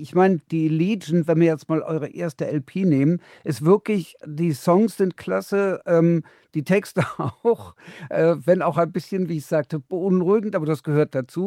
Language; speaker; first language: German; native; German